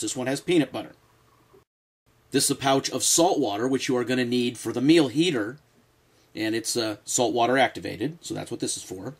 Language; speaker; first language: English; native; English